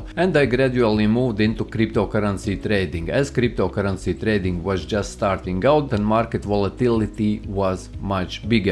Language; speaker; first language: English; non-native, fluent; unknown